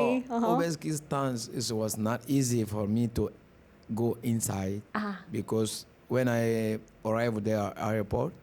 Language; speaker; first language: English; non-native, learner; Bambara